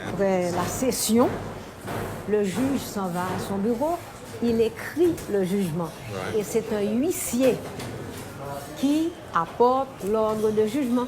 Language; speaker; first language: French; non-native, local second language; Haitian Creole